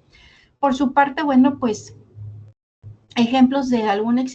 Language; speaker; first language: Spanish; native; Spanish